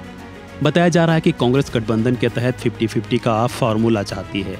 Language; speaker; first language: Hindi; native; Hindi